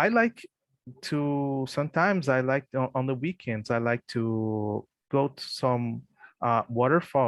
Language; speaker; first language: English; non-native, fluent; Portuguese